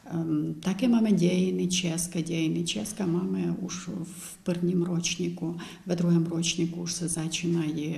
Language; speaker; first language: Czech; non-native, local second language; Ukrainian